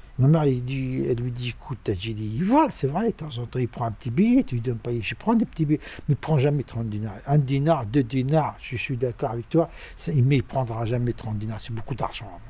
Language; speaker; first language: French; non-native, learner; Arabic